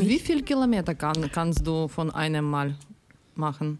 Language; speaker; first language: German; non-native, learner; Ukrainian